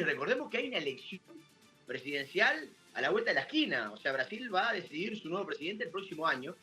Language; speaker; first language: Spanish; native; Spanish